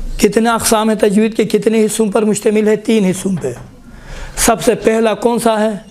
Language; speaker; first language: Urdu; non-native, local second language; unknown